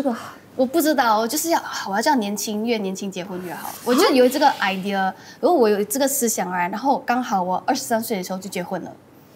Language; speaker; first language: Chinese; native; Chinese